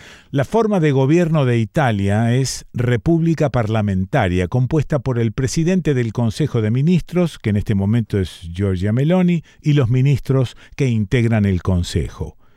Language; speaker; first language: Spanish; native; Spanish